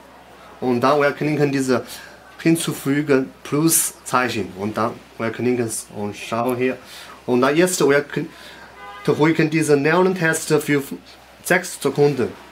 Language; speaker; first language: German; non-native, learner; Chinese